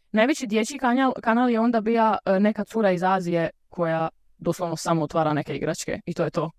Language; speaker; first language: Bosnian; early bilingual, heritage; Croatian